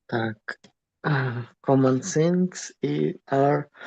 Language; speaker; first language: English; non-native, learner; Russian